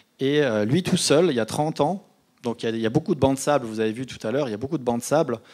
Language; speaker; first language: French; native; French